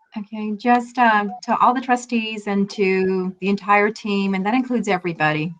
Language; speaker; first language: English; native; English